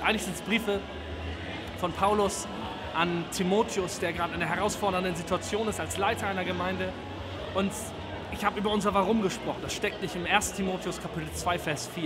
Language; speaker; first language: German; native; German